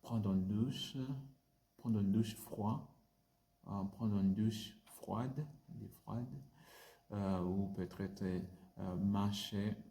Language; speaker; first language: French; non-native, learner; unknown